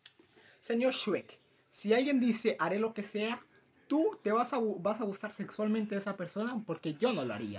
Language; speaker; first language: Spanish; native; Spanish